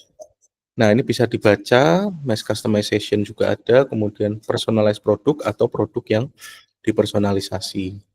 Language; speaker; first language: Indonesian; native; Indonesian